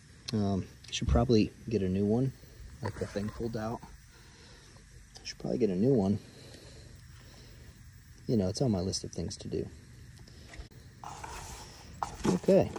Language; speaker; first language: English; native; English